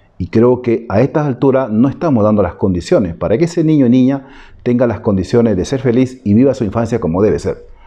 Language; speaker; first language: Spanish; native; Spanish